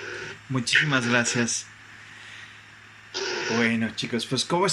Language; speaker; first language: Spanish; native; Spanish